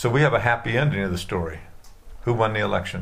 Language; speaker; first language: English; native; English